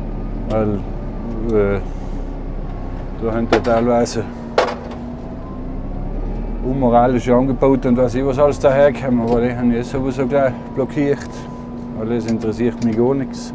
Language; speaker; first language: German; native; German